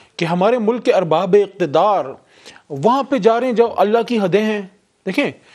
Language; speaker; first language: Urdu; native; Urdu